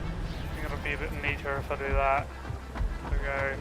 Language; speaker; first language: English; native; English